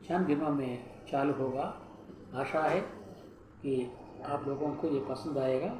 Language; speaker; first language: Hindi; non-native, local second language; Tamil